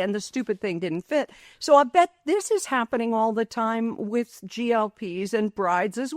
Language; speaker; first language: English; native; English